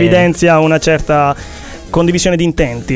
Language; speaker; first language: Italian; native; Italian